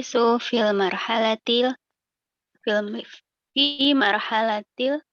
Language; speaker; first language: Arabic; non-native, learner; Indonesian